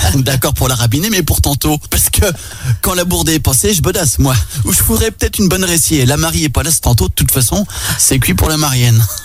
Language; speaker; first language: French; native; French